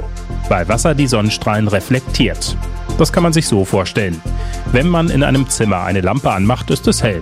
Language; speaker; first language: German; native; German